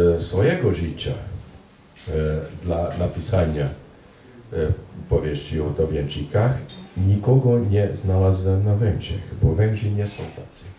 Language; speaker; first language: Polish; non-native, fluent; Hungarian